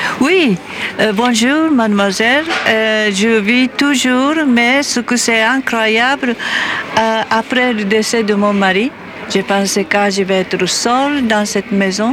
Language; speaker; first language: French; non-native, fluent; Japanese